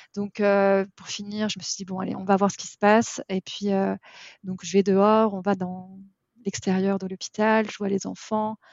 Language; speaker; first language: French; native; French